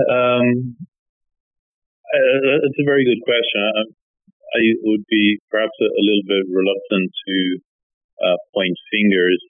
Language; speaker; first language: English; native; English